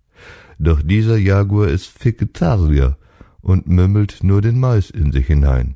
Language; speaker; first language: German; native; German